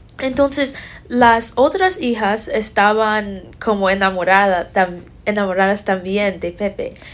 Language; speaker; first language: Spanish; non-native, learner; English